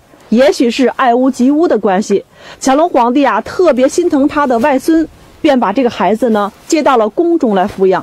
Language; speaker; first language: Chinese; native; Chinese